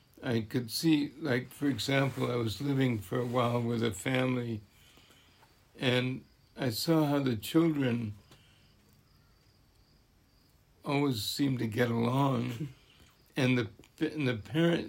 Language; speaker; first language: English; native; English